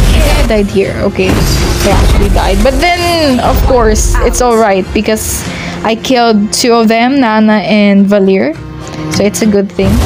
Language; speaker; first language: English; non-native, local second language; Filipino